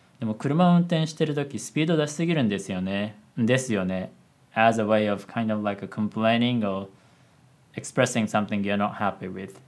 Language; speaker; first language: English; non-native, fluent; Japanese